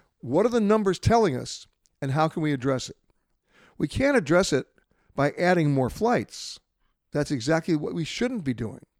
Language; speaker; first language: English; native; English